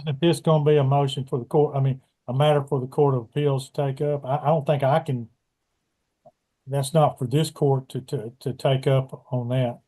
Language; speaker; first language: English; native; English